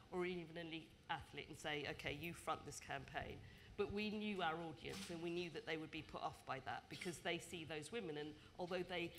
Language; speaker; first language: English; native; English